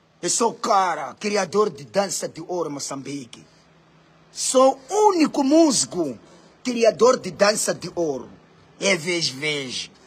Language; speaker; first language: Portuguese; non-native, local second language; Makhuwa